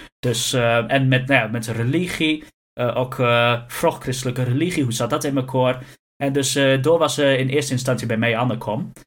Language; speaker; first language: Dutch; native; Dutch